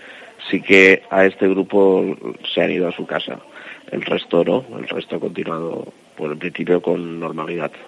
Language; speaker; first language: Spanish; native; Spanish